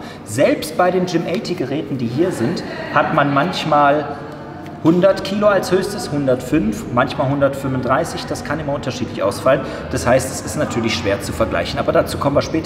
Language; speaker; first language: German; native; German